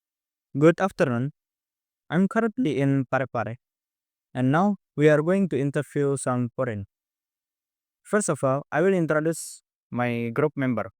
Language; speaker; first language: English; non-native, learner; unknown